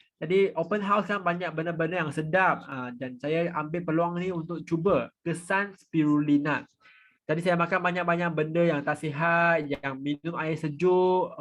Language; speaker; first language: Malay; non-native, local second language; Chinese